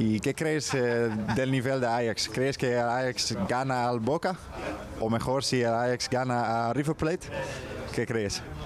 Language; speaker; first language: Spanish; non-native, fluent; Dutch